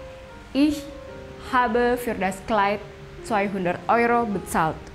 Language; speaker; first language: German; non-native, fluent; Indonesian